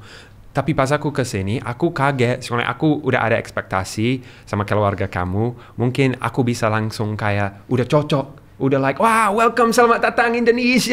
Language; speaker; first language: Indonesian; non-native, learner; English